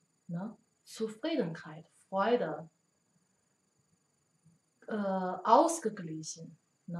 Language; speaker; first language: German; non-native, learner; Chinese